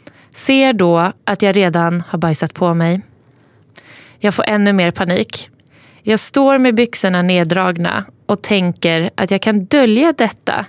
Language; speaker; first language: Swedish; native; Swedish